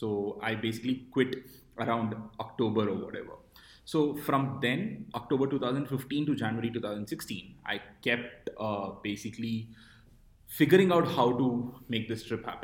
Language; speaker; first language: English; non-native, local second language; Tamil